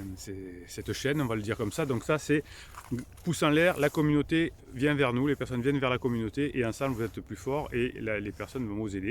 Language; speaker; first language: French; native; French